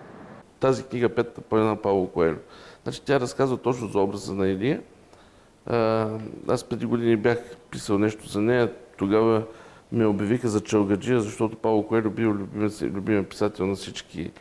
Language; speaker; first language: Bulgarian; native; Bulgarian